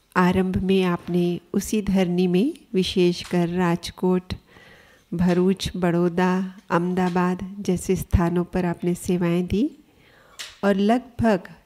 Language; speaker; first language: Hindi; native; Hindi